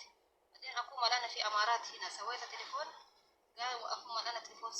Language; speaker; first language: Arabic; non-native, learner; Oromo